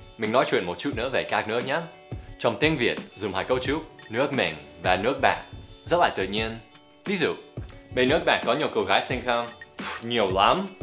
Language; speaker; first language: Vietnamese; non-native, fluent; English